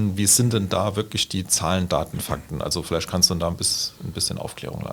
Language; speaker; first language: German; native; German